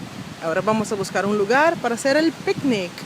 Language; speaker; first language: Spanish; non-native, fluent; Papiamento